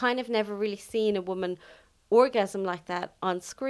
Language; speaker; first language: English; native; English